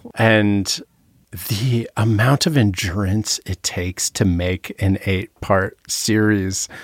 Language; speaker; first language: English; native; English